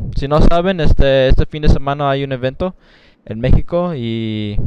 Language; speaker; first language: Spanish; early bilingual, other home language; English